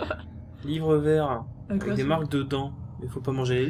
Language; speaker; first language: French; native; French